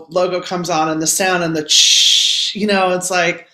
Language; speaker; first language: English; native; English